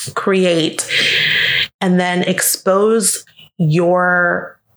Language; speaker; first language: English; native; English